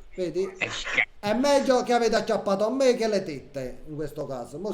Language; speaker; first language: Italian; native; Italian